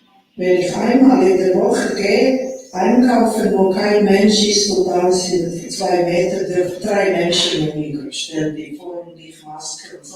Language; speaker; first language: German; non-native, fluent; Croatian